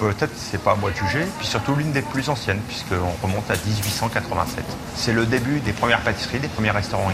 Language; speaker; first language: French; native; French